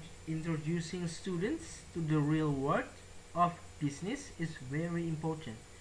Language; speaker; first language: English; non-native, fluent; Indonesian